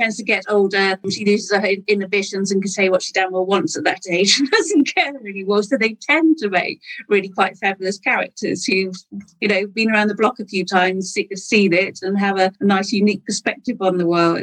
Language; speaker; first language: English; native; English